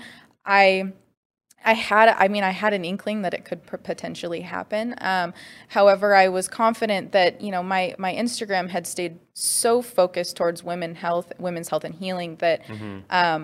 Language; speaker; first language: English; native; English